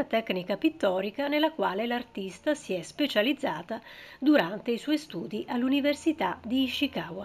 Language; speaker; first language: Italian; native; Italian